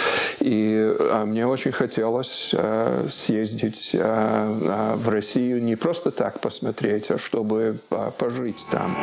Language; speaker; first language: Russian; early bilingual, heritage; Russian